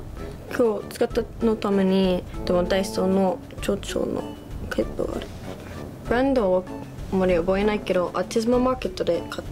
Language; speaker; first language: Japanese; non-native, learner; English